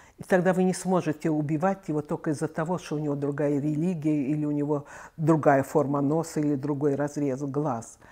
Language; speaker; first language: Russian; native; Russian